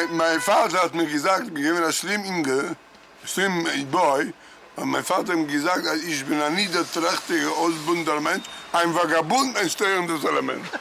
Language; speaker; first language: German; non-native, learner; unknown